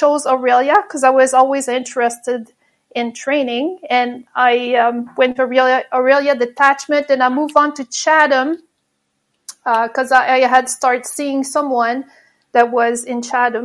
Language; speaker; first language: English; non-native, fluent; French